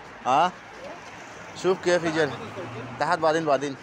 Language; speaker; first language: Arabic; non-native, learner; Bangla